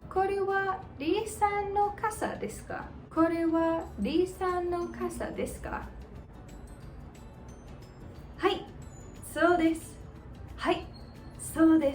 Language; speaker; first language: Japanese; non-native, fluent; English